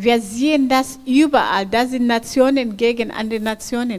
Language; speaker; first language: German; non-native, fluent; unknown